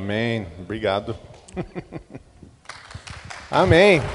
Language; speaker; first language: Portuguese; non-native, fluent; English